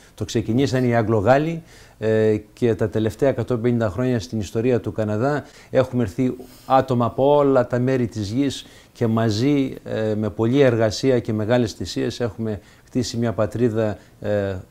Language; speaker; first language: Greek; early bilingual, heritage; Greek